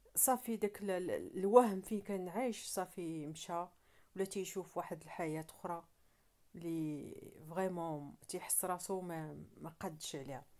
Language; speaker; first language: French; non-native, local second language; Arabic